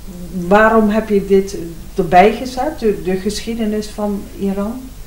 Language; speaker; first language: Dutch; native; Dutch